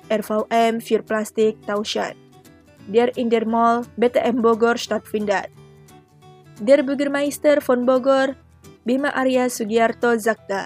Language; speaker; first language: German; non-native, fluent; Indonesian